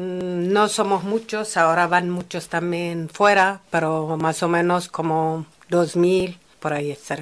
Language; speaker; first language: Spanish; non-native, fluent; Amharic